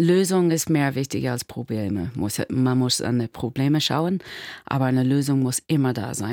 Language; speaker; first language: German; non-native, fluent; English